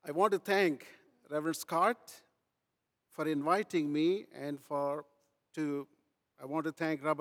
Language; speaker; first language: English; non-native, local second language; Telugu